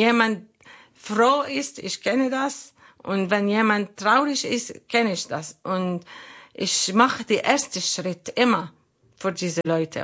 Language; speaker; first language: German; non-native, learner; Arabic